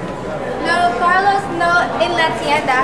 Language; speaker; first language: Spanish; non-native, learner; English